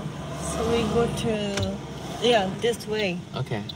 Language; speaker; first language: English; non-native, learner; Japanese